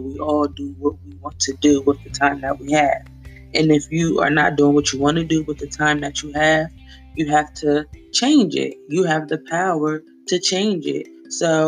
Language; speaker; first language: English; native; English